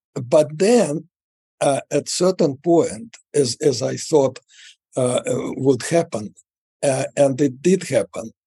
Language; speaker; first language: English; non-native, fluent; Russian